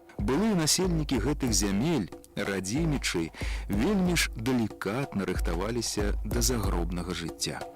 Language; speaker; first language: Belarusian; native; Belarusian